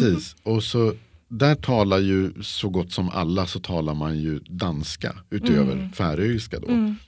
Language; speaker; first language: Swedish; native; Swedish